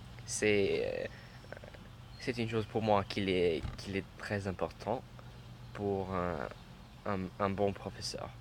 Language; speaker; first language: French; non-native, learner; English